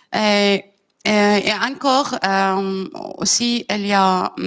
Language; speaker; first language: French; non-native, learner; Arabic